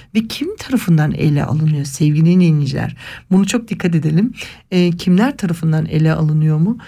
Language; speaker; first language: Turkish; early bilingual, heritage; Turkish